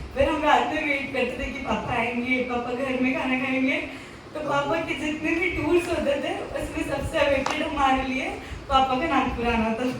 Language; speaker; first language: Hindi; non-native, local second language; Marathi